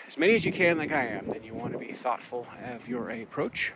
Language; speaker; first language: English; native; English